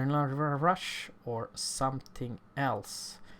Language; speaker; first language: English; non-native, fluent; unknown